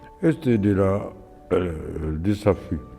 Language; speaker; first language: Spanish; non-native, fluent; Arabic